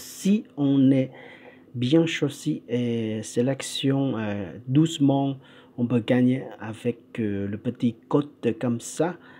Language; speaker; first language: French; non-native, fluent; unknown